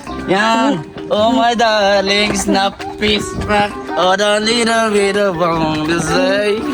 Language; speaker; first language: English; non-native, local second language; Filipino